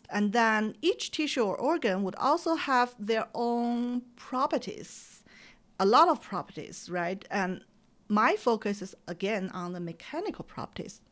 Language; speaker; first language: English; non-native, fluent; Chinese